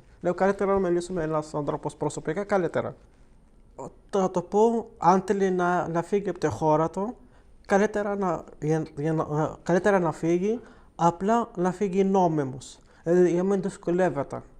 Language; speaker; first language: Greek; non-native, learner; Arabic